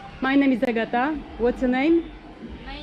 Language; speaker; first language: English; non-native, fluent; Polish